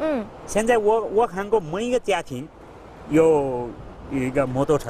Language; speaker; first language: Chinese; non-native, learner; Nepali